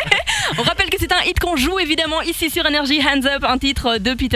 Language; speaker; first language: French; native; French